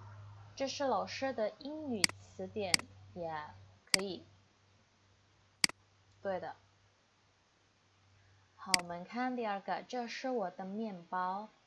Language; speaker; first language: Chinese; non-native, fluent; Indonesian